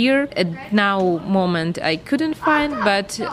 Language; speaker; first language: English; non-native, fluent; Ukrainian